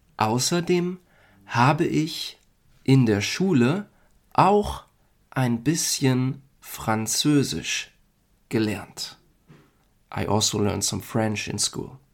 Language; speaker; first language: German; native; German